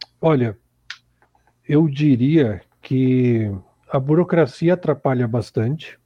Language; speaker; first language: Portuguese; native; Portuguese